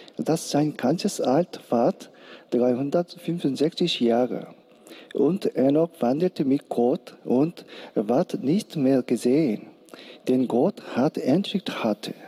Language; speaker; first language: German; non-native, learner; Korean